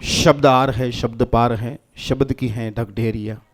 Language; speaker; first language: Hindi; non-native, local second language; Gujarati